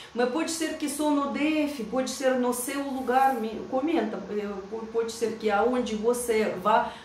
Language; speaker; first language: Portuguese; non-native, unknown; Russian